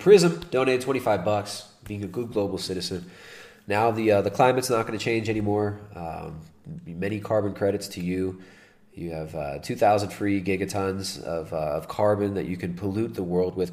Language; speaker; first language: English; native; English